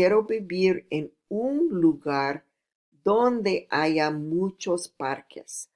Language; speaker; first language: Spanish; non-native, fluent; English